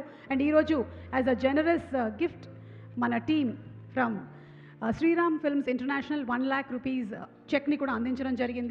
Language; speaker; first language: Telugu; native; Telugu